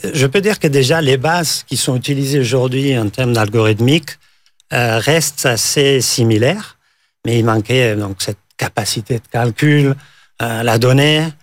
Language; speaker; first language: French; non-native, fluent; Catalan